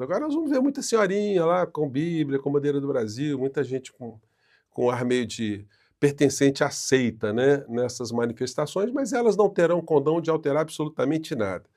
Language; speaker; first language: Portuguese; native; Portuguese